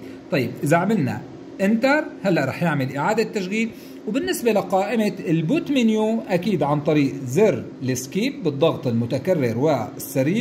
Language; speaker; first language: Arabic; native; Arabic